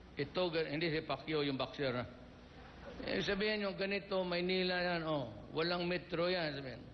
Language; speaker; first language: Filipino; non-native, local second language; Cebuano